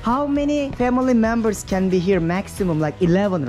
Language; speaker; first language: English; non-native, fluent; Turkish